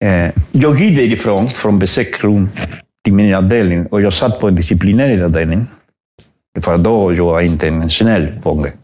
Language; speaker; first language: Swedish; non-native, fluent; Spanish